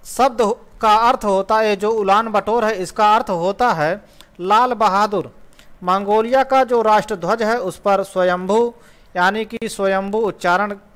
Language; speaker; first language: Hindi; native; Hindi